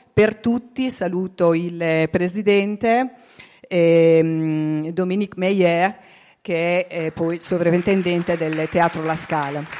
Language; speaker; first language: Italian; native; Italian